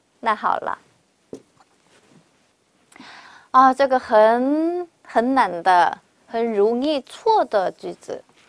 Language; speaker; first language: Chinese; non-native, fluent; Korean